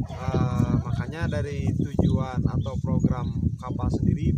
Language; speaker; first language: Indonesian; native; Indonesian